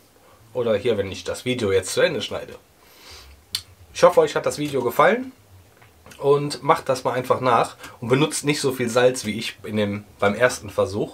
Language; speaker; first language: German; native; German